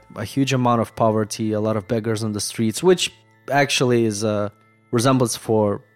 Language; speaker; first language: English; non-native, fluent; Russian